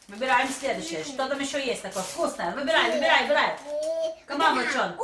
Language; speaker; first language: Russian; native; Russian